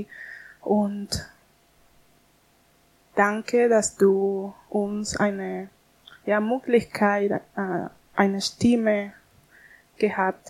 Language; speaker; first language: German; non-native, learner; Spanish